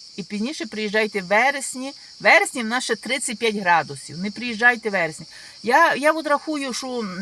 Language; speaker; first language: Ukrainian; native; Ukrainian